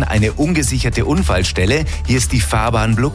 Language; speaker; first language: German; native; German